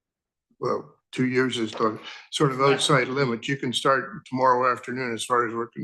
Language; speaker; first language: English; native; English